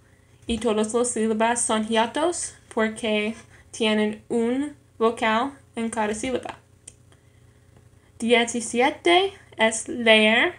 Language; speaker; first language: Spanish; non-native, learner; English